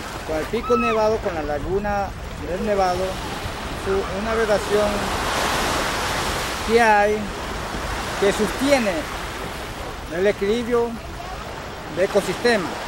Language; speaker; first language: Spanish; non-native, local second language; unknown